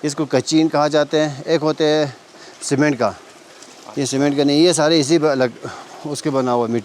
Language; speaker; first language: Hindi; non-native, local second language; Balti